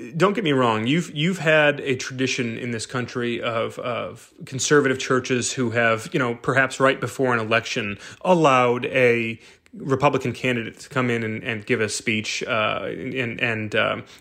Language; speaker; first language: English; native; English